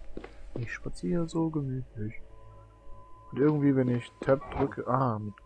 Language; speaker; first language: German; native; German